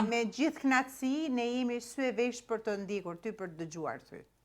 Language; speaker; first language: Albanian; native; Albanian